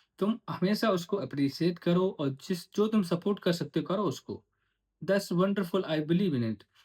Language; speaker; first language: Hindi; native; Hindi